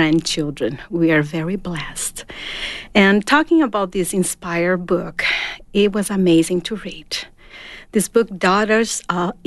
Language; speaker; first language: English; non-native, fluent; Portuguese